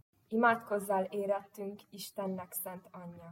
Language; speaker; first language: Hungarian; native; Hungarian